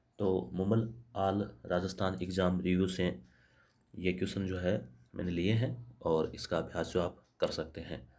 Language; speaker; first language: Hindi; native; Hindi